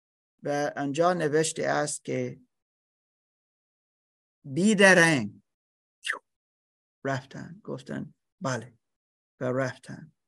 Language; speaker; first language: Persian; non-native, fluent; English